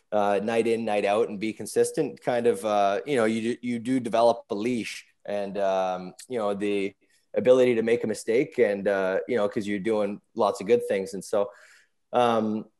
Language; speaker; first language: English; native; English